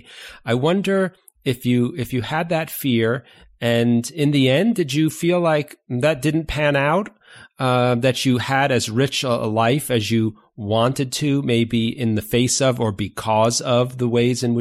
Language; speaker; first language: English; native; English